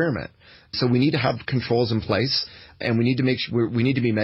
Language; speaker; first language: English; native; English